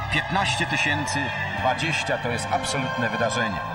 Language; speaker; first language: Polish; native; Polish